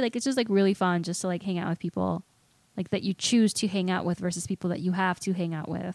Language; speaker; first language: English; early bilingual, other home language; Spanish